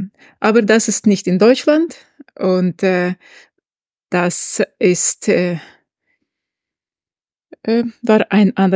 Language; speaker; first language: German; non-native, fluent; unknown